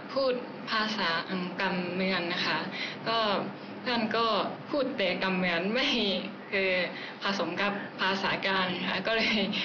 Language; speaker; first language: Thai; non-native, fluent; Japanese